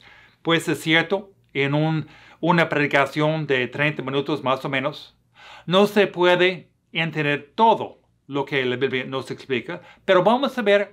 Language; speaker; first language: Spanish; non-native, fluent; English